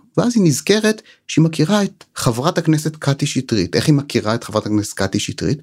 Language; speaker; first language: Hebrew; native; Hebrew